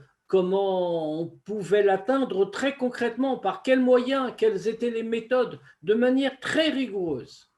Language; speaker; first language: French; native; French